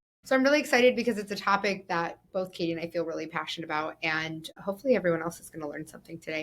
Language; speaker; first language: English; native; English